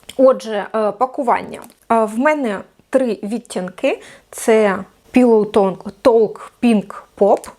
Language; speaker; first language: Ukrainian; non-native, local second language; Russian